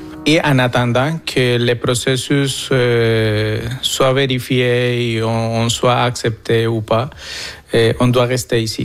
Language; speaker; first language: French; non-native, fluent; Spanish